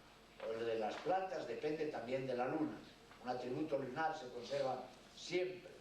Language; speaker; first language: Spanish; native; Spanish